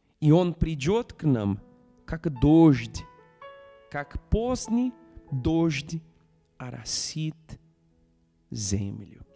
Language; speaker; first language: Russian; non-native, fluent; Portuguese